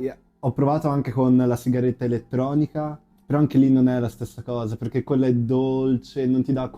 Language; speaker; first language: Italian; native; Italian